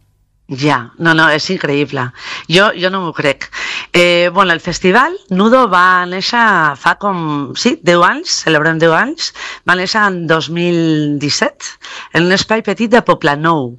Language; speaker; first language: Catalan; non-native, local second language; Spanish